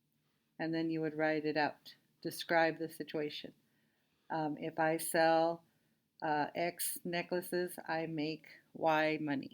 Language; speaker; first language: English; native; English